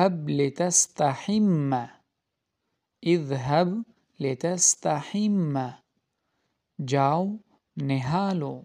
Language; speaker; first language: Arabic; non-native, fluent; Urdu